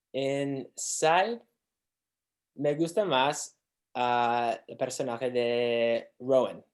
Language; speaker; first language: Spanish; non-native, learner; English